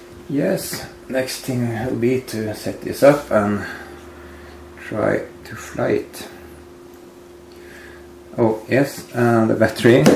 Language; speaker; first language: English; non-native, fluent; Norwegian